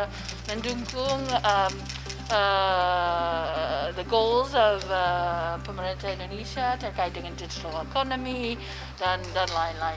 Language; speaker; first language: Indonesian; non-native, fluent; English